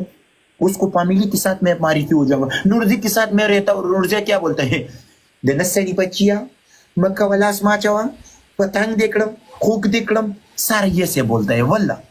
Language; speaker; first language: Hindi; non-native, learner; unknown